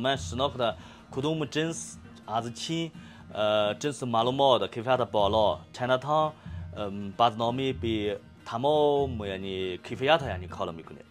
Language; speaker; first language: Persian; non-native, learner; Chinese